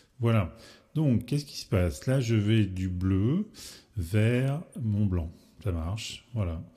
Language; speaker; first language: French; native; French